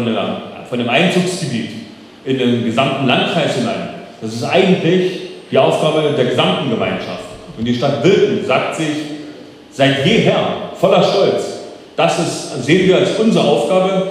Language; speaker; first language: German; native; German